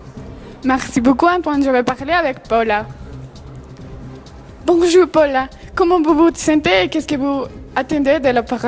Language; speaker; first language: French; non-native, learner; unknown